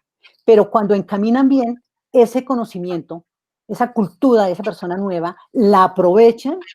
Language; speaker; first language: Spanish; native; Spanish